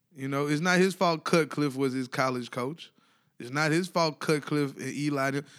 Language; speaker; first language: English; native; English